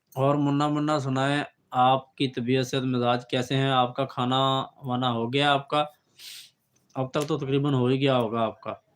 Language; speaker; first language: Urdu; non-native, local second language; Punjabi